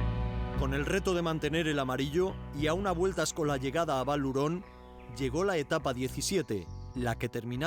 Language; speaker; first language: Spanish; native; Spanish